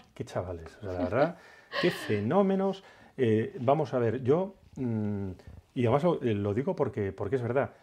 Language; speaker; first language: Spanish; native; Spanish